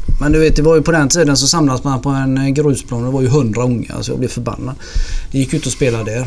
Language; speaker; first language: Swedish; native; Swedish